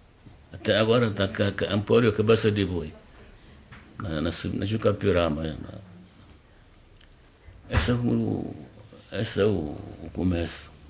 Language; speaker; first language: Portuguese; non-native, learner; Arabic